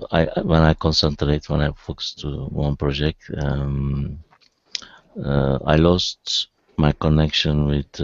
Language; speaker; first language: English; non-native, learner; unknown